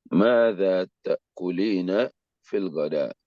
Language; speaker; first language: Arabic; non-native, fluent; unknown